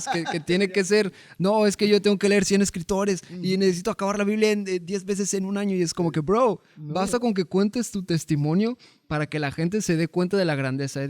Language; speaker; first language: Spanish; native; Spanish